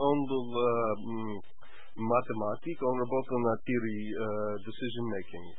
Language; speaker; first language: Russian; non-native, learner; English